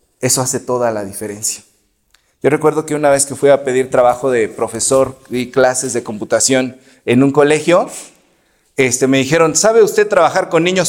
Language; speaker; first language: Spanish; native; Spanish